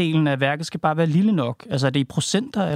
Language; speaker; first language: Danish; native; Danish